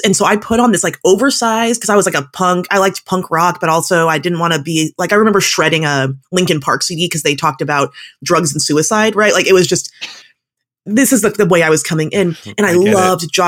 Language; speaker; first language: English; native; English